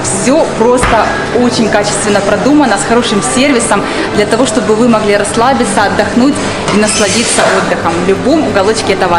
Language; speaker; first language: Russian; native; Russian